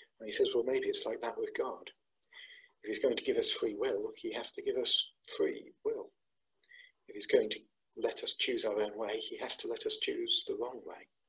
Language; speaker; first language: English; native; English